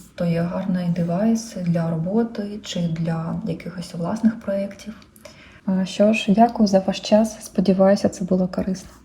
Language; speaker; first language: Ukrainian; native; Ukrainian